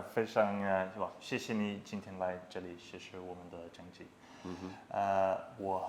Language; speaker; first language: Chinese; non-native, fluent; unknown